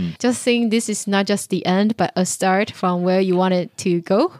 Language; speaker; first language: English; non-native, fluent; Chinese